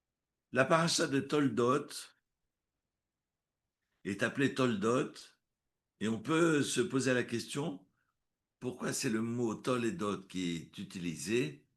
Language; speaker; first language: French; native; French